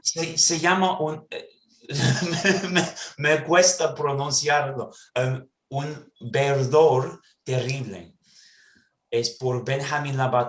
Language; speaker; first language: Spanish; non-native, learner; English